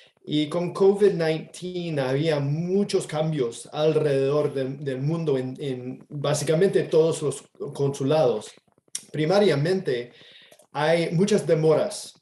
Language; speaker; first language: Spanish; non-native, fluent; English